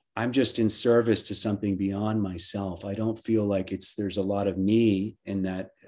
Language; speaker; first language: English; native; English